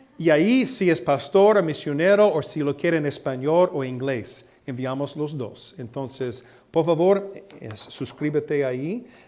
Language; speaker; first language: Spanish; non-native, fluent; English